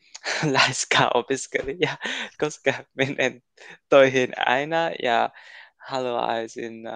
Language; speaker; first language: Finnish; non-native, learner; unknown